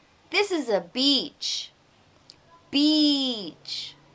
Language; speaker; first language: English; native; English